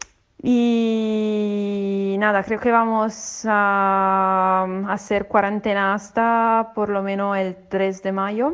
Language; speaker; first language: Spanish; non-native, fluent; Italian